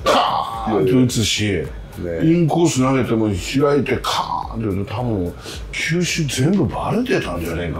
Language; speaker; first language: Japanese; native; Japanese